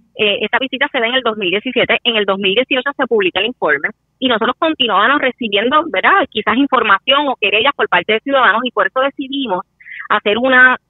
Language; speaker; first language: Spanish; native; Spanish